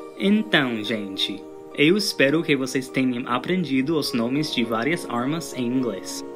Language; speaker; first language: Portuguese; non-native, fluent; English